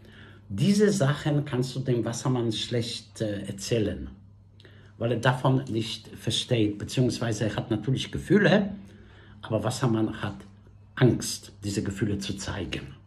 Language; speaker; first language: German; non-native, fluent; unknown